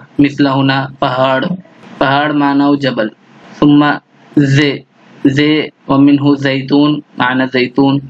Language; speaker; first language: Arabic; non-native, fluent; Urdu